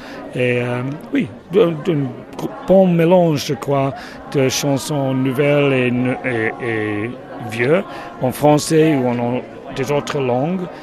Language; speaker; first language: French; non-native, learner; English